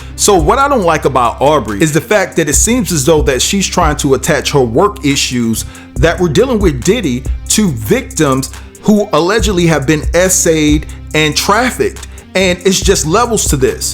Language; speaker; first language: English; native; English